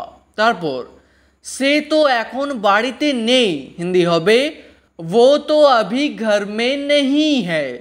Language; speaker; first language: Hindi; non-native, fluent; Bangla